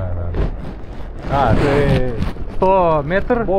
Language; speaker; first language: Russian; non-native, learner; Lithuanian